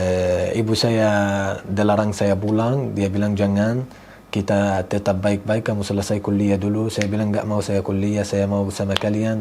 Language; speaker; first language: Indonesian; non-native, fluent; Arabic